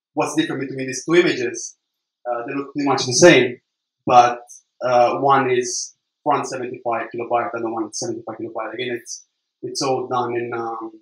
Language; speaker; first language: English; non-native, fluent; Italian